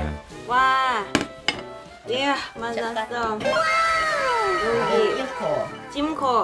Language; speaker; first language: Korean; non-native, learner; Cantonese